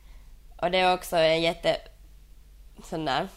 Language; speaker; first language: Swedish; non-native, local second language; Finnish